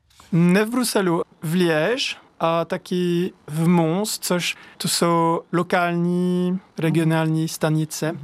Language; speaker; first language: Czech; non-native, learner; French